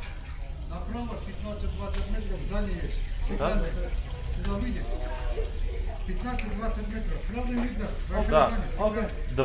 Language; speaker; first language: Russian; non-native, local second language; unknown